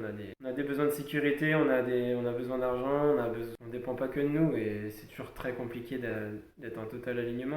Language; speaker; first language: French; native; French